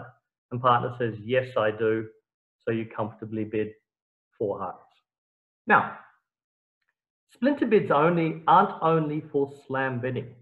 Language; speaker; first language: English; native; English